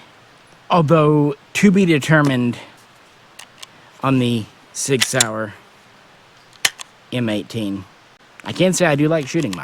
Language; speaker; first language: English; native; English